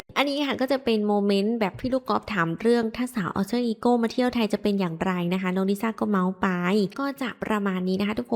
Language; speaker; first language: Thai; native; Thai